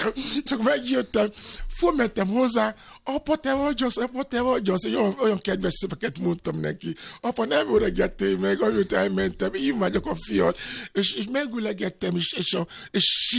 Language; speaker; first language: Hungarian; non-native, fluent; Yoruba